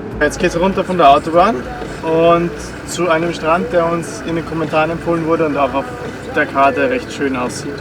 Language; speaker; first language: German; native; German